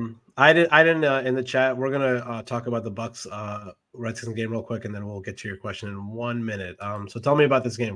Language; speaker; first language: English; native; English